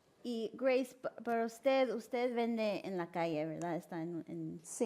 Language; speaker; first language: Spanish; early bilingual, heritage; Spanish